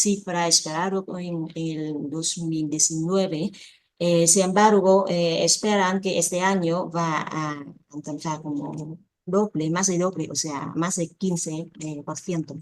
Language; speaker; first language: Spanish; non-native, fluent; Vietnamese